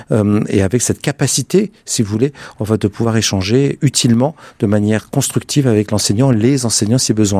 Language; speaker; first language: French; native; French